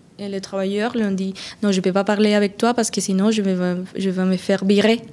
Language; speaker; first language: French; non-native, fluent; Spanish